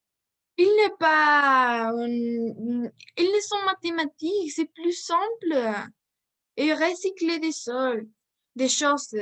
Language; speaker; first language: French; non-native, learner; Spanish